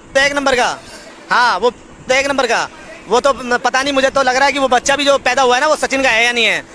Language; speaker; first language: Hindi; native; Hindi